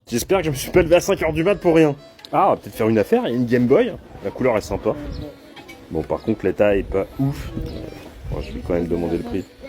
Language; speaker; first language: French; native; French